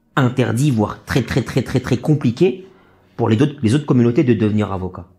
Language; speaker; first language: French; native; French